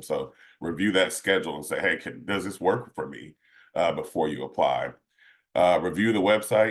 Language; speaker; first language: English; native; English